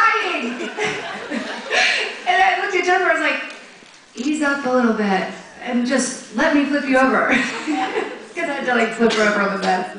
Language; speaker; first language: English; native; English